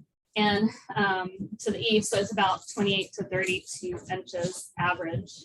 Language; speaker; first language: English; native; English